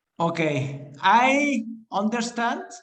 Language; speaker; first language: English; non-native, learner; Spanish